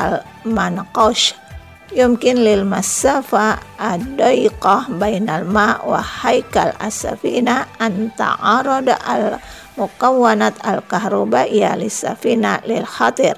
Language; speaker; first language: Arabic; non-native, fluent; Indonesian